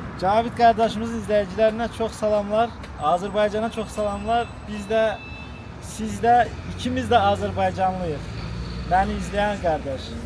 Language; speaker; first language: Azerbaijani; early bilingual, heritage; Azerbaijani